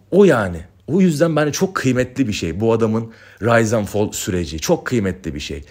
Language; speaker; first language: Turkish; native; Turkish